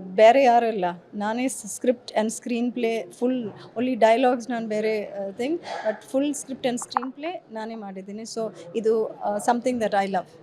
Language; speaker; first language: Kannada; early bilingual, heritage; English